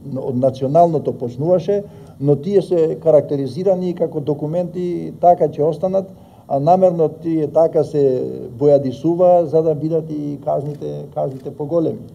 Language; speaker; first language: Macedonian; non-native, local second language; Albanian